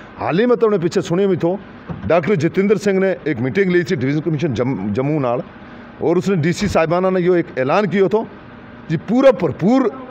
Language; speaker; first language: Hindi; non-native, local second language; Gujari